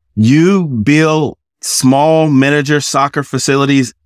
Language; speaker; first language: English; native; English